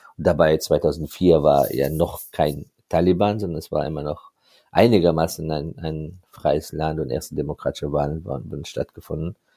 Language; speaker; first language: German; non-native, fluent; Persian